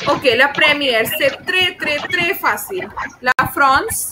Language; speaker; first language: French; non-native, fluent; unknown